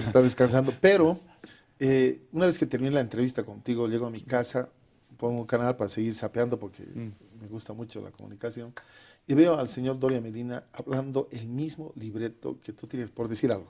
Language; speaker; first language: Spanish; native; Spanish